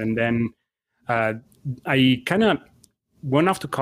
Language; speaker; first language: English; non-native, fluent; Italian